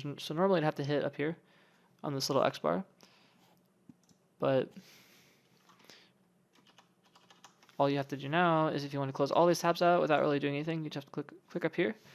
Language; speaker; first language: English; native; English